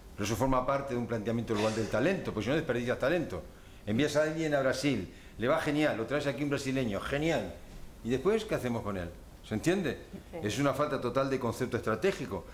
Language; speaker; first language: Spanish; native; Spanish